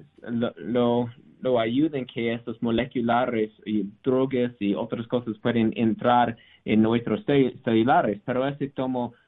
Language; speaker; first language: Spanish; non-native, learner; English